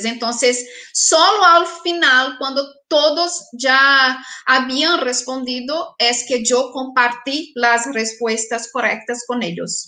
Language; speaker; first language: Spanish; non-native, fluent; Portuguese